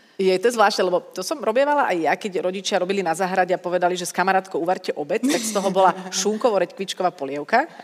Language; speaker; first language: Slovak; native; Slovak